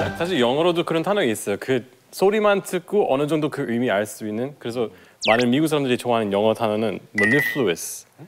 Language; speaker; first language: Korean; non-native, fluent; English